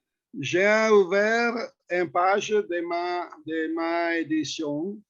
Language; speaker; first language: French; non-native, fluent; Italian